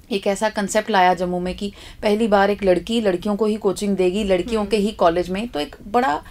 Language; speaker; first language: Hindi; native; Hindi